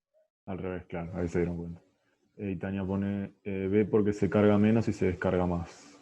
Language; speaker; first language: Spanish; native; Spanish